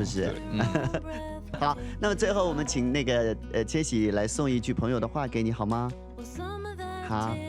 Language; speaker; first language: Chinese; native; Chinese